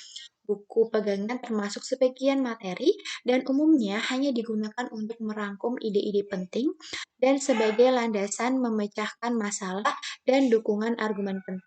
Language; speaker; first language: Indonesian; native; Indonesian